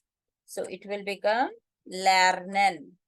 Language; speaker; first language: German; non-native, fluent; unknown